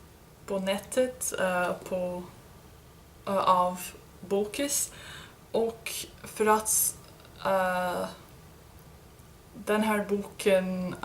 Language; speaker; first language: Swedish; non-native, learner; English